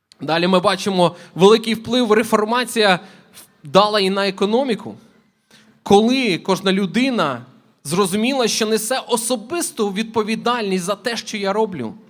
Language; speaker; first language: Ukrainian; native; Ukrainian